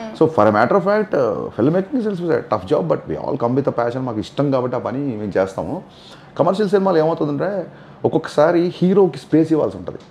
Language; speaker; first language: Telugu; native; Telugu